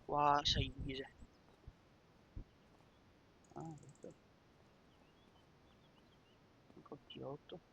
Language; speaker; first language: Italian; native; Italian